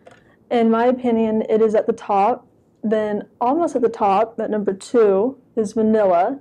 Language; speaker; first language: English; native; English